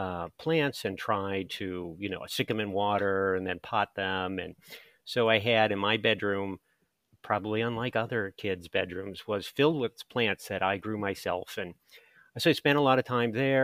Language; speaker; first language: English; native; English